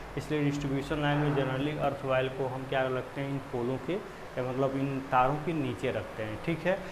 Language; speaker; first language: Hindi; native; Hindi